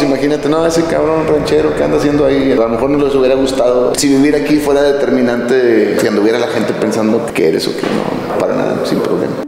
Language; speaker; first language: Spanish; native; Spanish